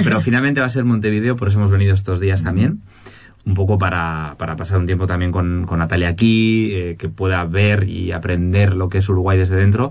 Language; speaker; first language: Spanish; native; Spanish